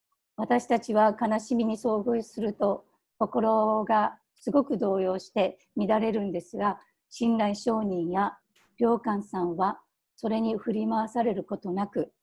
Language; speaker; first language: Japanese; native; Japanese